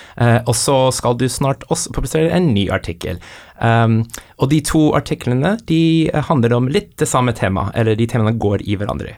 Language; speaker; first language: Norwegian; native; Norwegian